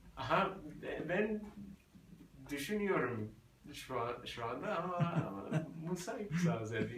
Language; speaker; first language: Turkish; non-native, learner; English